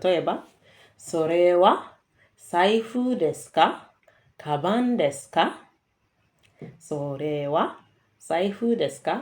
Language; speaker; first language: Japanese; non-native, fluent; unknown